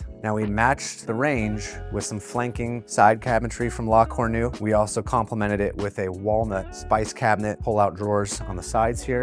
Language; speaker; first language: English; native; English